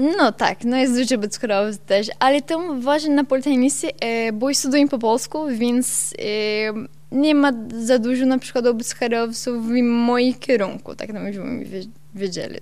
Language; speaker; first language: Polish; non-native, learner; Portuguese